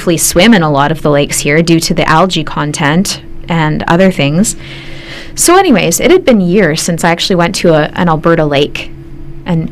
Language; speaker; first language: English; native; English